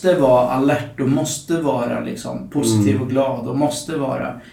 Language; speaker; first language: Swedish; native; Swedish